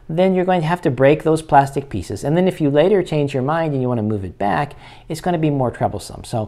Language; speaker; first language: English; native; English